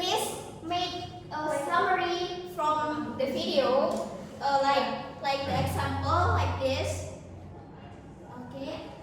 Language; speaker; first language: English; non-native, learner; Indonesian